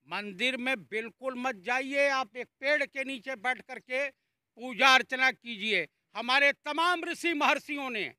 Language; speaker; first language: Hindi; native; Hindi